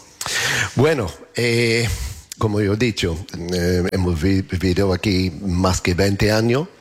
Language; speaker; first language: Spanish; non-native, learner; English